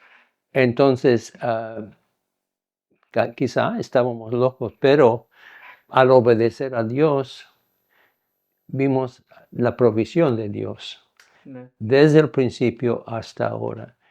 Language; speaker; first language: Spanish; non-native, fluent; English